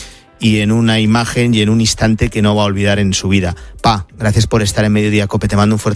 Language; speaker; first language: Spanish; native; Spanish